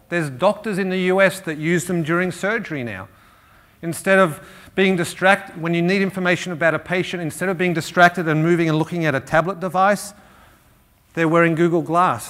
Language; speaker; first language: English; native; English